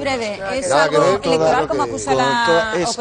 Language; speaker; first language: Spanish; native; Spanish